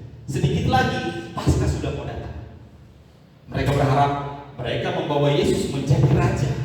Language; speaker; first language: Indonesian; native; Indonesian